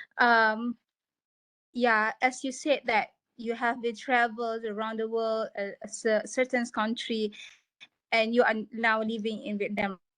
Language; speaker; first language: English; non-native, local second language; Malay